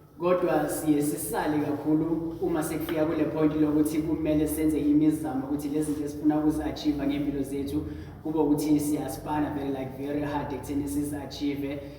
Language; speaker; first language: Zulu; non-native, local second language; Southern Sotho